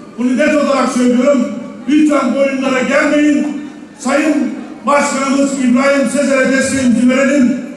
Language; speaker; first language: Turkish; native; Turkish